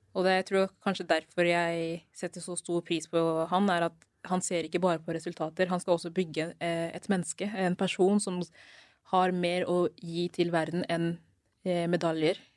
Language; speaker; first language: Norwegian; early bilingual, other home language; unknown